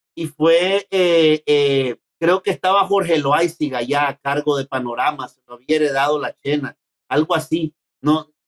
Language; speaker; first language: Spanish; native; Spanish